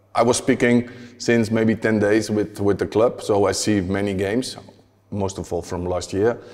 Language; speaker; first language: English; non-native, fluent; Dutch